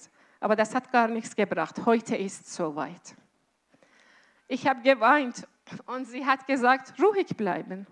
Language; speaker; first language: German; non-native, fluent; Azerbaijani